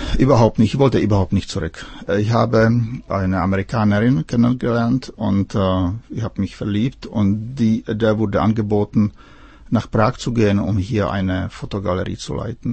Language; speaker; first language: German; non-native, fluent; Czech